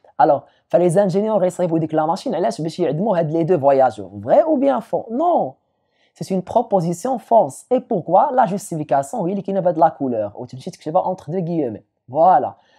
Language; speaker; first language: French; non-native, local second language; Arabic